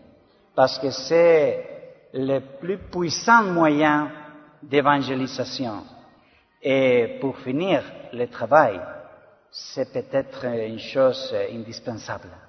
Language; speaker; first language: French; non-native, learner; Spanish